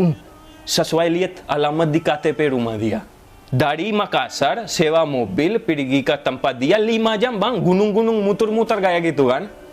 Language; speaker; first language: Indonesian; non-native, fluent; Hindi